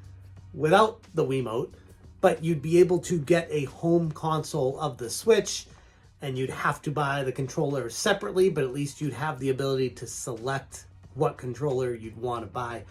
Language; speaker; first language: English; native; English